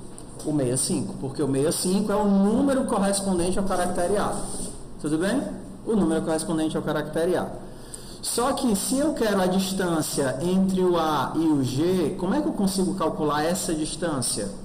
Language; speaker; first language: Portuguese; native; Portuguese